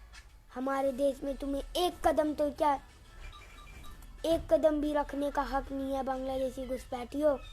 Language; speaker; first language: Hindi; non-native, local second language; Kok Borok